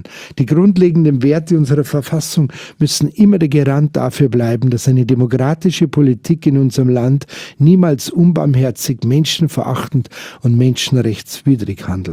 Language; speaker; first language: German; native; German